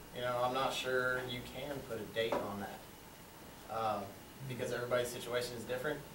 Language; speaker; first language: English; native; English